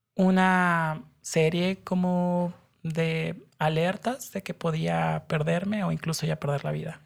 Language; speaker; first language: Spanish; native; Spanish